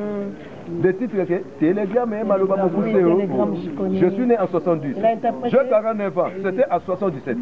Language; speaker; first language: French; non-native, local second language; Lingala